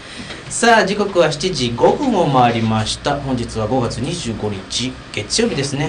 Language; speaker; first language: Japanese; native; Japanese